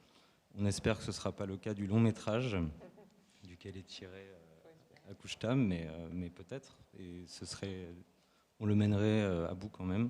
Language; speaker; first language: French; native; French